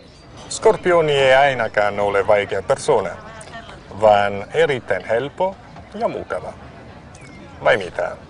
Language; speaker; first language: Finnish; non-native, fluent; Italian